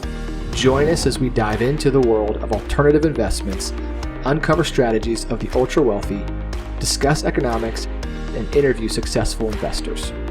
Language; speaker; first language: English; native; English